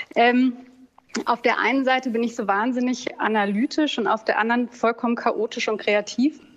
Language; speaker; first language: German; native; German